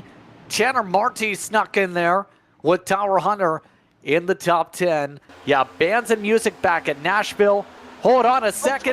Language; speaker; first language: English; native; English